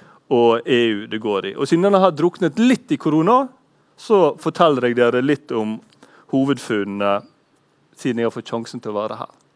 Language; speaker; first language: Norwegian; native; Norwegian